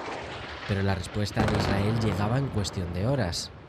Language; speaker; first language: Spanish; native; Spanish